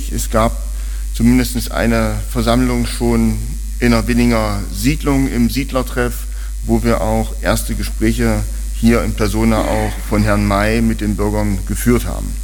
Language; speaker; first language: German; native; German